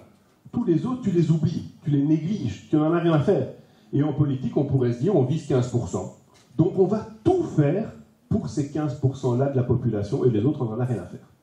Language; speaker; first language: French; native; French